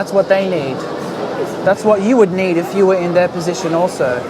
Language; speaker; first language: English; native; English